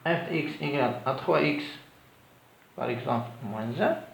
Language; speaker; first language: French; non-native, local second language; Arabic